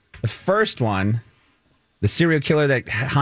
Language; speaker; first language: English; native; English